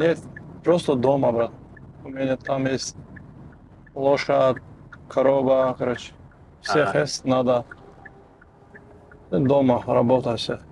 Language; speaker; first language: Russian; non-native, local second language; Kyrgyz